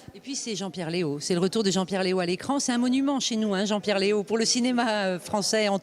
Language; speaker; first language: French; native; French